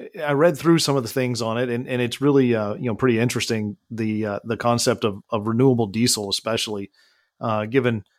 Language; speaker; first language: English; native; English